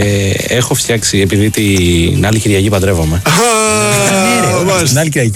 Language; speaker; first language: Greek; native; Greek